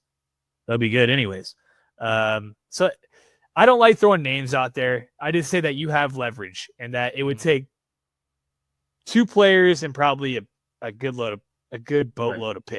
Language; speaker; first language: English; native; English